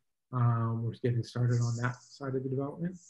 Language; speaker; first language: English; native; English